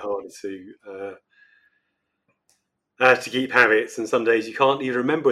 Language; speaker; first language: English; native; English